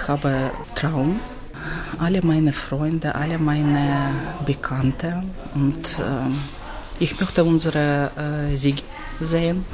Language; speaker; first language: German; non-native, learner; Ukrainian